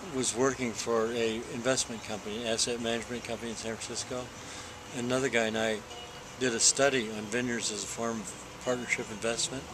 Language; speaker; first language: English; native; English